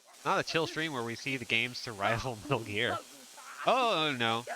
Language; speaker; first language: English; native; English